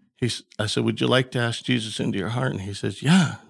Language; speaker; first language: English; native; English